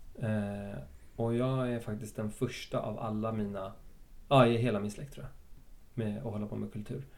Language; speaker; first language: Swedish; early bilingual, other home language; Spanish